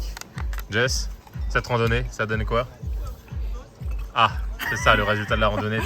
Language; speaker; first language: French; native; French